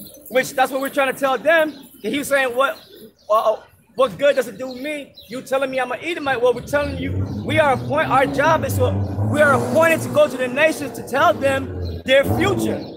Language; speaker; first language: English; native; English